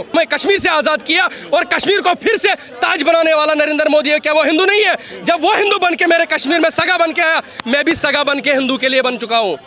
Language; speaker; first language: Hindi; native; Hindi